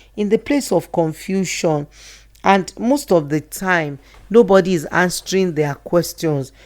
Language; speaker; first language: English; non-native, local second language; Yoruba